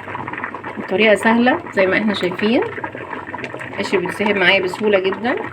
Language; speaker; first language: Arabic; native; Arabic